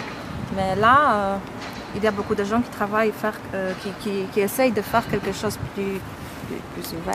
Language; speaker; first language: French; non-native, learner; Polish